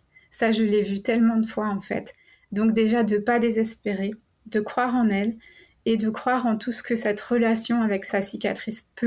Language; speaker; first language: French; native; French